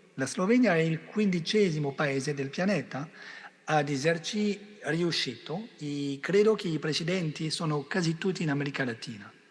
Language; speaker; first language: Italian; non-native, fluent; French